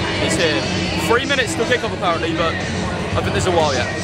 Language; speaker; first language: English; native; English